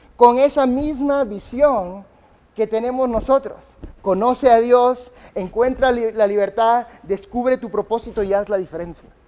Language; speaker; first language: Spanish; early bilingual, other home language; English